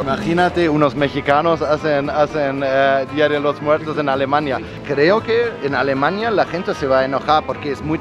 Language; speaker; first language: Spanish; non-native, fluent; German